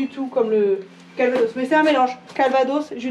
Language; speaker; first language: French; native; French